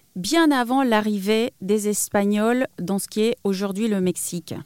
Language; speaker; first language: French; non-native, fluent; Spanish